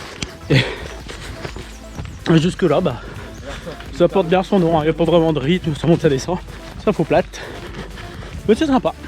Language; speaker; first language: French; native; French